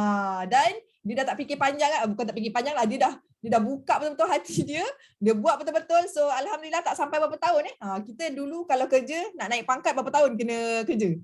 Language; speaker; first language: Malay; native; Malay